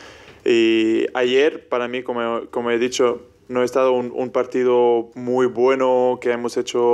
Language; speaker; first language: Spanish; non-native, fluent; German